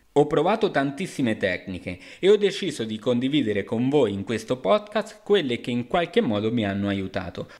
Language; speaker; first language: Italian; non-native, fluent; Spanish